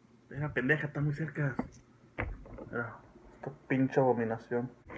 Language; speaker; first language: Spanish; early bilingual, heritage; Spanish